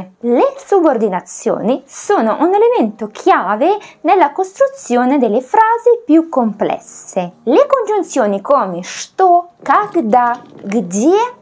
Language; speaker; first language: Italian; non-native, fluent; Russian